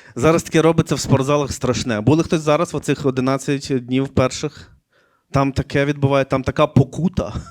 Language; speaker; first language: Ukrainian; native; Ukrainian